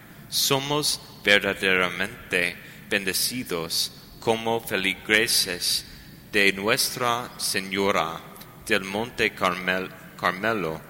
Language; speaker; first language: Spanish; non-native, learner; English